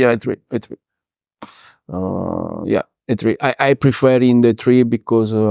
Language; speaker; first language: English; non-native, learner; Italian